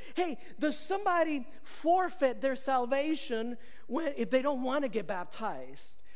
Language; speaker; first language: English; early bilingual, other home language; Spanish